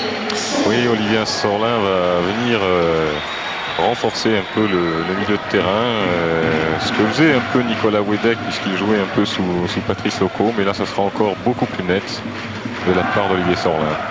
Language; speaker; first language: French; native; French